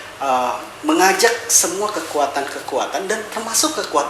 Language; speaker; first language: Indonesian; native; Indonesian